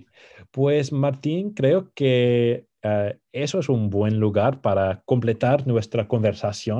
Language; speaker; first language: Spanish; non-native, fluent; English